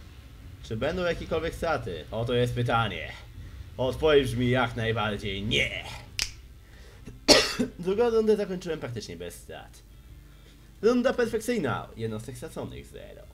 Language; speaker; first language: Polish; native; Polish